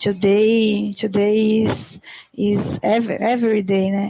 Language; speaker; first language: English; non-native, learner; Portuguese